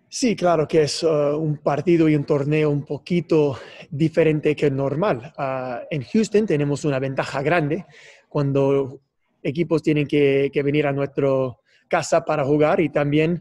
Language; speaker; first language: Spanish; non-native, fluent; English